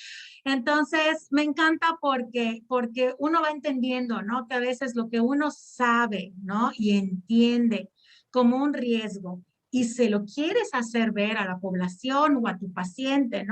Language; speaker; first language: Spanish; native; Spanish